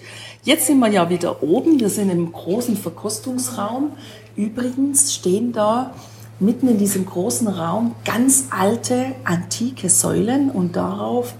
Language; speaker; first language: German; native; German